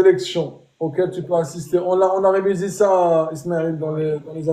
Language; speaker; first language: French; native; French